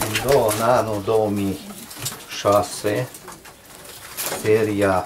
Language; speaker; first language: Romanian; non-native, local second language; Hungarian